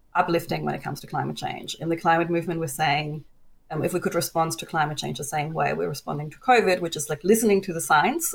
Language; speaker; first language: English; non-native, fluent; German